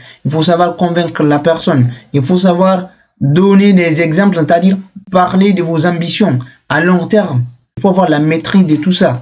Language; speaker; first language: French; non-native, local second language; Fula